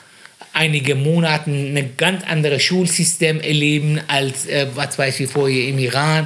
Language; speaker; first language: German; non-native, fluent; Persian